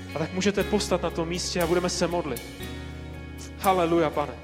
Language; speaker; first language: Czech; native; Czech